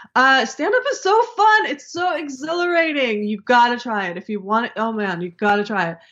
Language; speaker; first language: English; early bilingual, other home language; Hebrew